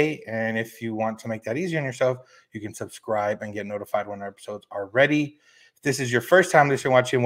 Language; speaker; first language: English; native; English